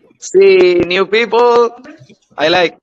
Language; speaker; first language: English; non-native, learner; Spanish